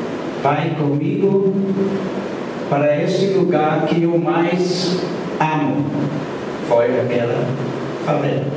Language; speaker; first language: Portuguese; non-native, fluent; German